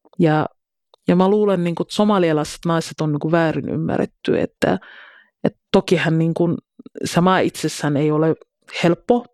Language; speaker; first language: Finnish; early bilingual, other home language; Somali